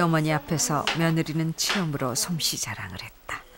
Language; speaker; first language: Korean; native; Korean